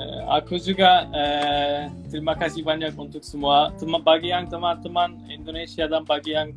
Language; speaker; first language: Indonesian; non-native, fluent; Turkish